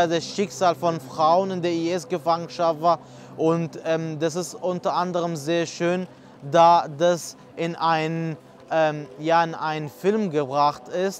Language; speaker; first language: German; non-native, fluent; Kurdish